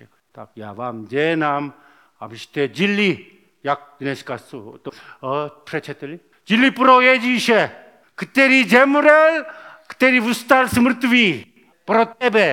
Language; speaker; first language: Czech; non-native, learner; Korean